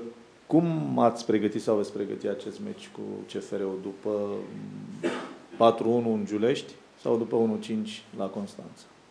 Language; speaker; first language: Romanian; native; Romanian